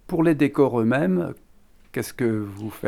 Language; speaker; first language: French; native; French